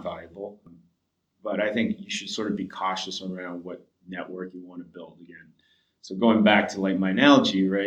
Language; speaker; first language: English; native; English